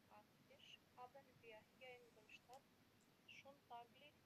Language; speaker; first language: German; non-native, learner; Macedonian